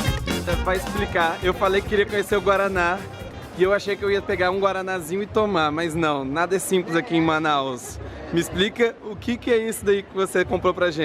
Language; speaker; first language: Portuguese; native; Portuguese